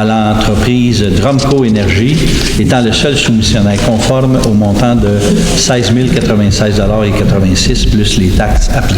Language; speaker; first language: French; native; French